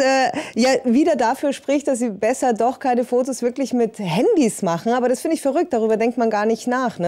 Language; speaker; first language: German; native; German